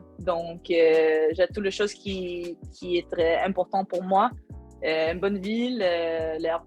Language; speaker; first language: French; non-native, learner; Swedish